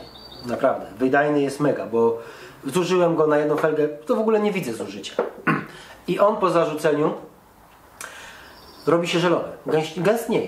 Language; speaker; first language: Polish; native; Polish